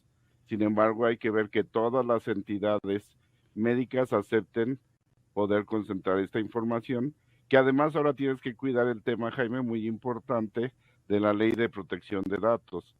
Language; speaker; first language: Spanish; native; Spanish